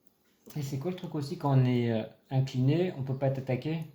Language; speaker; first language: French; native; French